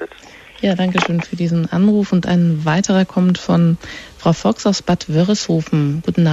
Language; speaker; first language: German; native; German